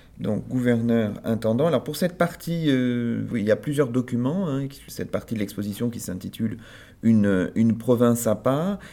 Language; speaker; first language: French; native; French